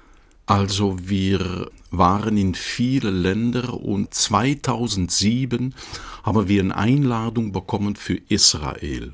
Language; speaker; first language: German; non-native, fluent; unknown